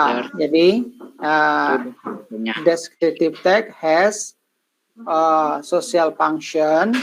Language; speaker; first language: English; non-native, learner; Indonesian